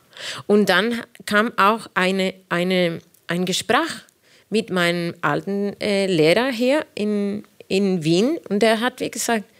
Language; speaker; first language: German; non-native, fluent; Spanish